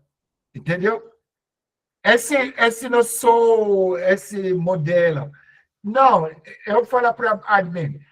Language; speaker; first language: Portuguese; non-native, learner; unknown